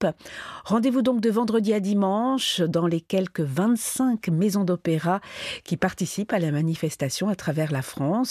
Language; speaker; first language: French; native; French